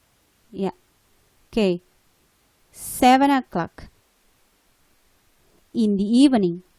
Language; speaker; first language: English; non-native, learner; Indonesian